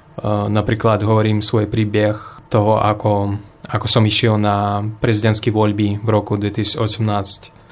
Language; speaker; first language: Slovak; non-native, fluent; Russian